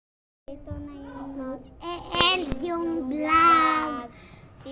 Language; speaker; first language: Filipino; non-native, local second language; Cebuano